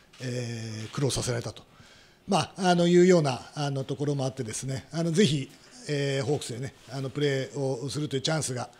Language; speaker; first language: Japanese; native; Japanese